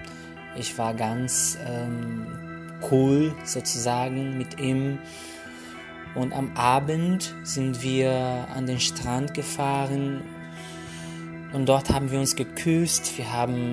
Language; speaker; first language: German; non-native, fluent; Portuguese